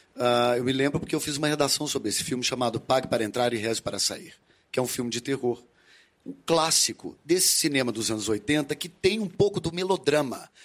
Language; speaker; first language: Portuguese; native; Portuguese